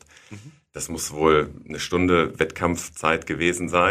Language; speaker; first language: German; native; German